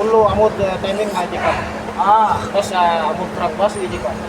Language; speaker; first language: Arabic; non-native, learner; Filipino